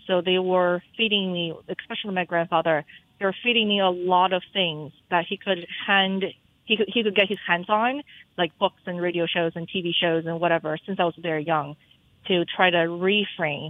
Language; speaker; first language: English; non-native, fluent; Chinese